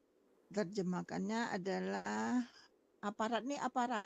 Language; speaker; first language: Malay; non-native, learner; Indonesian